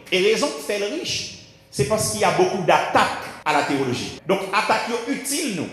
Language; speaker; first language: French; non-native, local second language; Haitian Creole